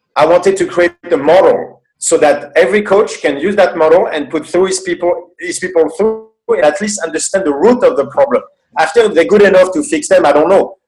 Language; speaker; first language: English; non-native, fluent; French